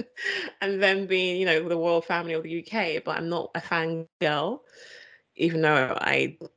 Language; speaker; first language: English; native; English